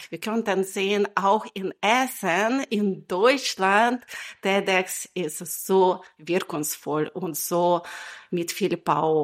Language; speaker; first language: German; non-native, fluent; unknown